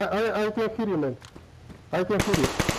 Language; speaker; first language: English; non-native, learner; Romanian